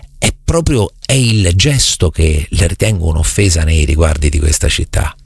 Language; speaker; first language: Italian; native; Italian